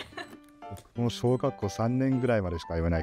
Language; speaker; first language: Japanese; early bilingual, heritage; Japanese